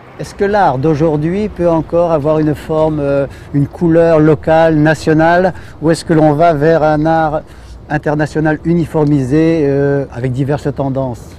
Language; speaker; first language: French; native; French